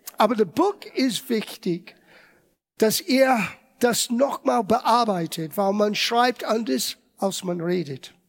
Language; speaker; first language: German; non-native, fluent; English